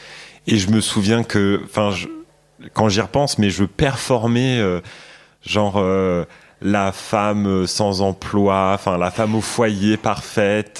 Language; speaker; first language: French; native; French